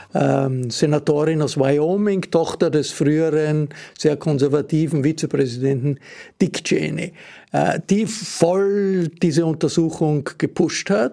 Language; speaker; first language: German; native; German